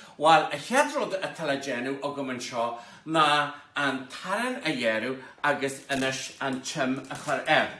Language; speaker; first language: Irish; native; Irish